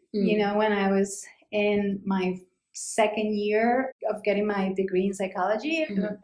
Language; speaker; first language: English; non-native, fluent; Spanish